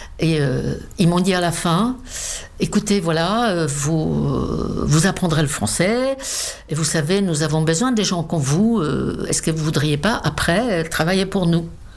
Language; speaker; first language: French; non-native, fluent; Czech